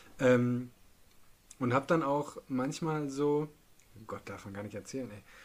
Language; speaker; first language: German; native; German